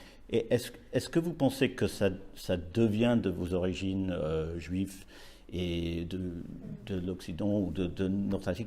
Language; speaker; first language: French; non-native, learner; English